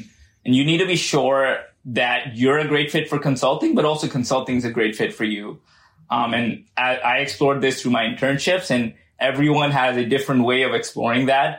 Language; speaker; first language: English; non-native, local second language; Urdu